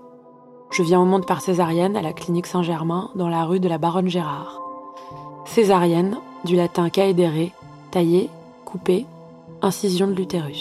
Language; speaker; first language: French; early bilingual, other home language; Arabic